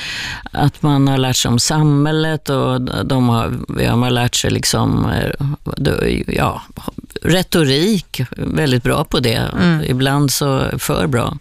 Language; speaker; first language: Swedish; native; Swedish